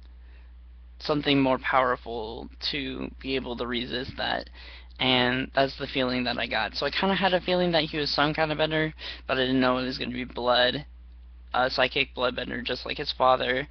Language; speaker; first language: English; native; English